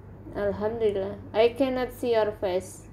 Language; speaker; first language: English; non-native, learner; Indonesian